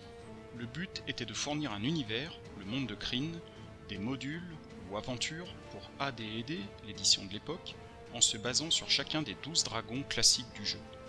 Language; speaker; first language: French; native; French